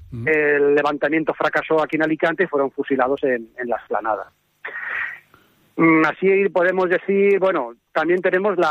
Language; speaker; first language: Spanish; native; Spanish